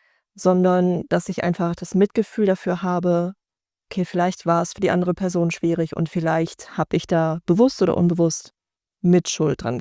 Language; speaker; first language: German; native; German